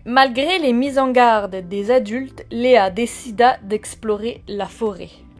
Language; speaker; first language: French; native; French